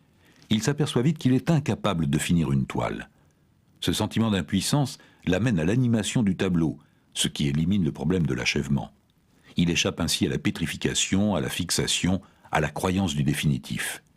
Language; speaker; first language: French; native; French